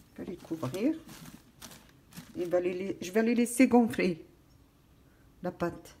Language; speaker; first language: French; non-native, local second language; Arabic